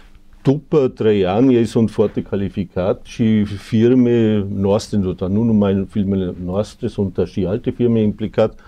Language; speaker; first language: Romanian; non-native, learner; German